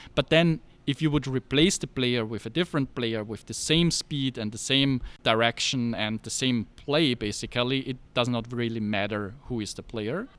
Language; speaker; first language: English; non-native, fluent; German